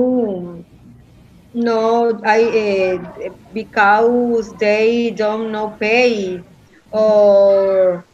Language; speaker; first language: English; non-native, learner; Spanish